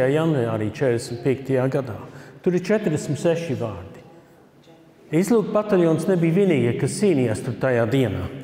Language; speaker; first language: Latvian; early bilingual, heritage; Latvian